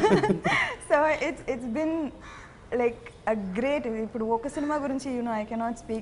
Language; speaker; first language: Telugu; non-native, fluent; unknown